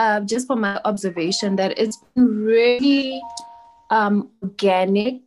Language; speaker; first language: English; non-native, local second language; Tsonga